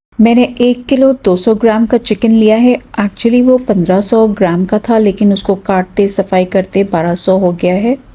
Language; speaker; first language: Urdu; native; Urdu